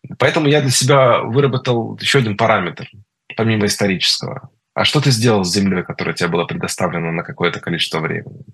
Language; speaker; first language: Russian; early bilingual, heritage; Russian